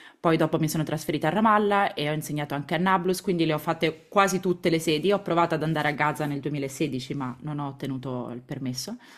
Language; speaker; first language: Italian; native; Italian